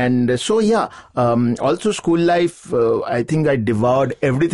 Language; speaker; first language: English; non-native, local second language; Bangla